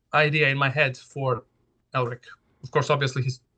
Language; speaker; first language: English; non-native, fluent; Serbian